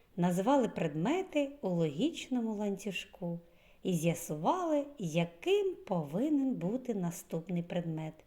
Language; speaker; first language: Ukrainian; native; Ukrainian